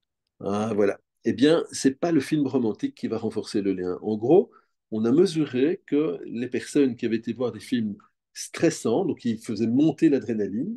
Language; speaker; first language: French; native; French